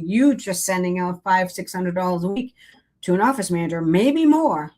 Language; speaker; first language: English; native; English